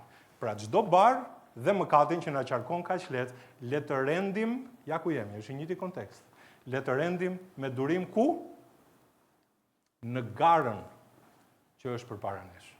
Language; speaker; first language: Albanian; native; Albanian